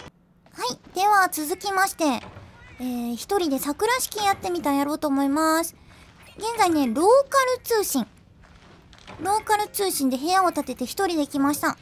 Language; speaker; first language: Japanese; native; Japanese